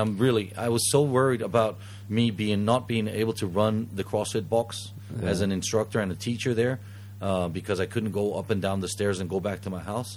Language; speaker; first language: English; early bilingual, heritage; English